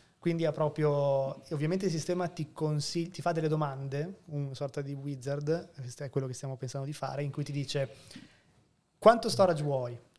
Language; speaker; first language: Italian; native; Italian